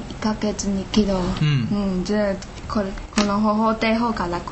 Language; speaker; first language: Japanese; non-native, learner; Chinese